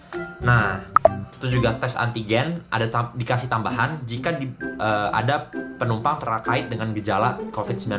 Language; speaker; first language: Indonesian; native; Indonesian